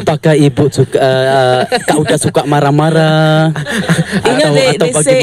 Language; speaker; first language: Indonesian; native; Indonesian